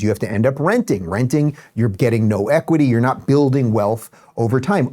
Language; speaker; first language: English; native; English